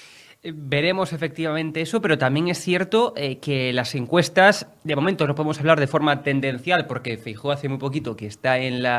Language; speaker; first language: Spanish; native; Spanish